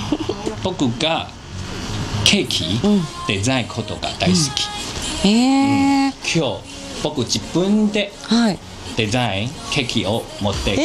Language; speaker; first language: Japanese; non-native, learner; Chinese